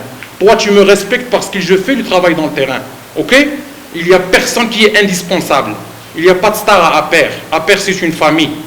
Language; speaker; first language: French; non-native, fluent; Arabic